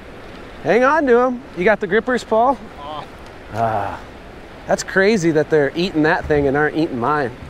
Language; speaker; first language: English; native; English